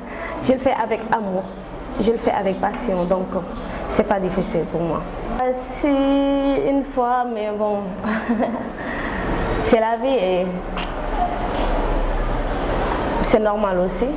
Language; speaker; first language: French; non-native, local second language; Wolof